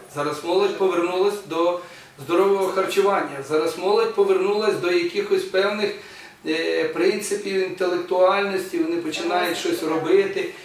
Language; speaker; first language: Ukrainian; non-native, local second language; Russian